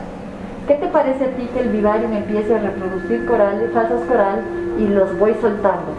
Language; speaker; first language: Spanish; native; Spanish